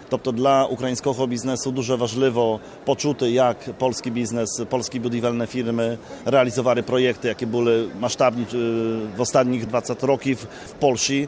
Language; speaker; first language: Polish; non-native, learner; Ukrainian